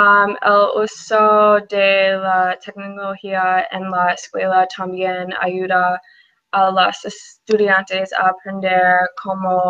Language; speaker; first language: Spanish; non-native, learner; English